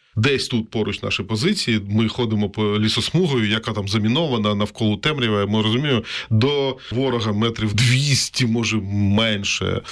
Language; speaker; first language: Ukrainian; non-native, local second language; Russian